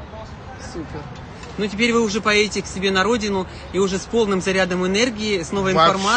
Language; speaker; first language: Russian; native; Russian